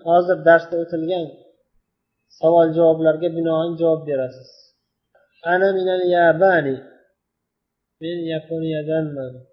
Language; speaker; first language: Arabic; non-native, fluent; Uzbek